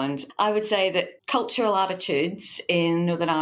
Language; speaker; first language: English; native; English